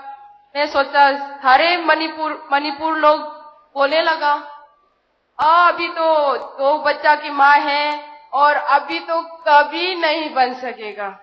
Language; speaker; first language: Hindi; non-native, local second language; Manipuri